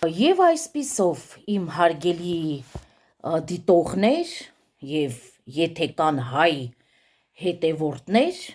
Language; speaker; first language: Armenian; early bilingual, heritage; Armenian